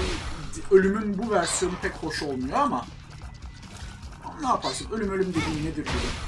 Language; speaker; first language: Turkish; native; Turkish